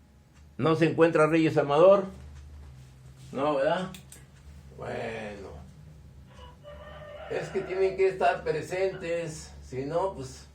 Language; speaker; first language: Spanish; native; Spanish